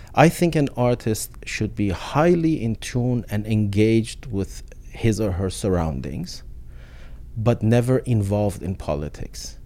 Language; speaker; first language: English; non-native, fluent; Persian